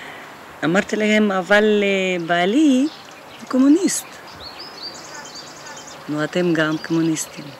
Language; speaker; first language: Hebrew; non-native, learner; Russian